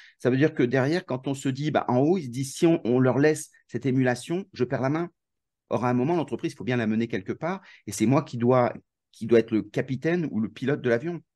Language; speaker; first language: French; native; French